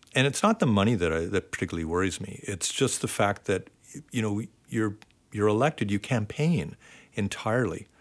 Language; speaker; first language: English; native; English